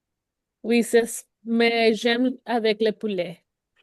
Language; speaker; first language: French; non-native, learner; Spanish